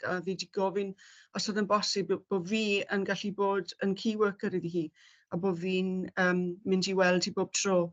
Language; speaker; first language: Welsh; native; Welsh